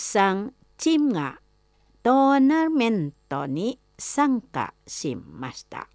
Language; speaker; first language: Japanese; non-native, fluent; Indonesian